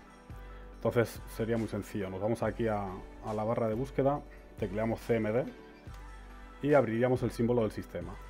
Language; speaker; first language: Spanish; native; Spanish